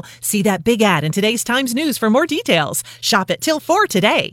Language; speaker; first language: English; native; English